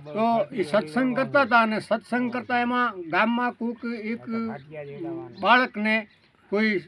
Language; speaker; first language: Gujarati; early bilingual, other home language; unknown